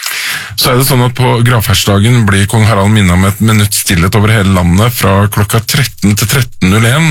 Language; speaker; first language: Norwegian; native; Norwegian